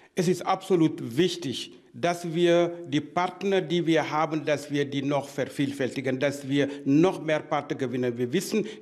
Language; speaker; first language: German; non-native, fluent; Wolof